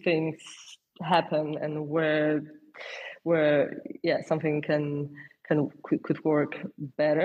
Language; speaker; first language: English; non-native, fluent; Polish